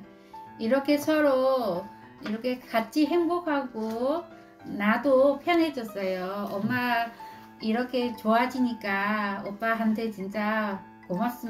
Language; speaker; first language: Korean; non-native, local second language; Vietnamese